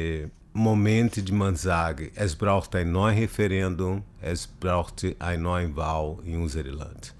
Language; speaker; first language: German; non-native, learner; Portuguese